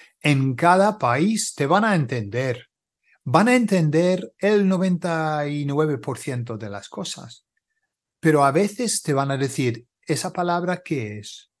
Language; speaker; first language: Spanish; non-native, fluent; English